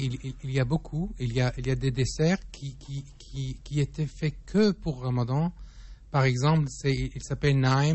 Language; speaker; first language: French; non-native, learner; Arabic